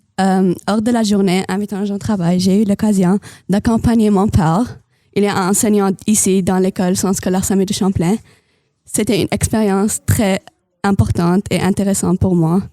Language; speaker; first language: French; non-native, local second language; Arabic